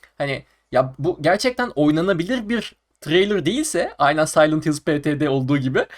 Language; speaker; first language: Turkish; native; Turkish